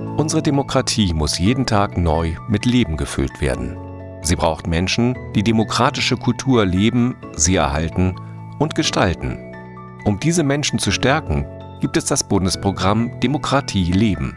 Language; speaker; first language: German; native; German